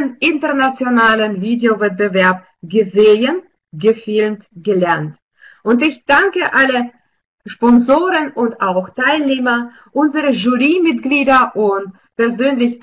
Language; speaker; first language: German; non-native, fluent; Russian